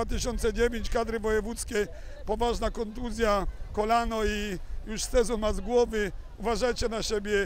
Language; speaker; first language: Polish; native; Polish